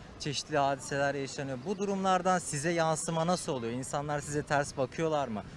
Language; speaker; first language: Turkish; native; Turkish